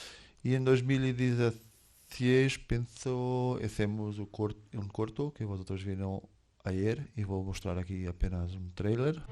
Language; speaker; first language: Spanish; non-native, fluent; Portuguese